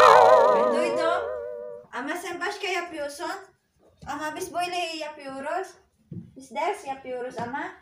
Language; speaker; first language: Turkish; non-native, learner; Filipino